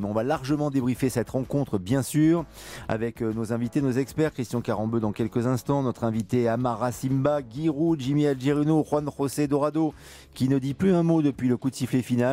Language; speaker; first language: French; native; French